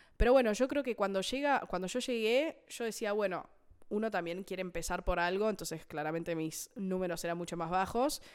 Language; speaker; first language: Spanish; native; Spanish